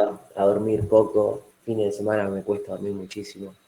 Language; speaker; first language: Spanish; native; Spanish